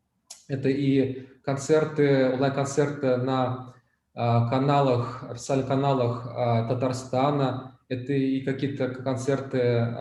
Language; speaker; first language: Russian; native; Russian